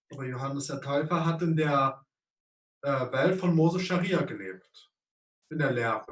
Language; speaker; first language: German; native; German